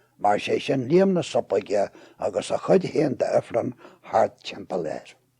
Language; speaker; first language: Irish; native; Irish